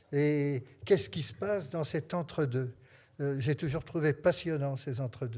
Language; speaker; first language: French; native; French